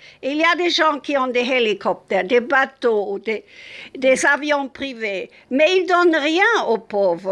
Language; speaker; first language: French; non-native, fluent; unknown